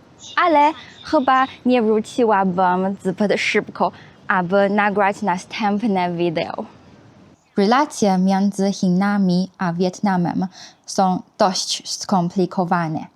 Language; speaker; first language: Polish; non-native, fluent; Chinese